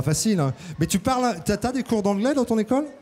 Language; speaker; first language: French; native; French